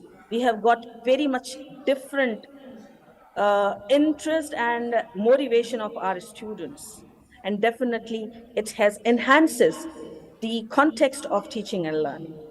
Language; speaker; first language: English; non-native, fluent; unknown